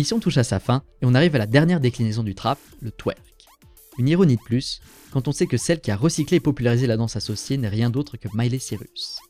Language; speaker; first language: French; native; French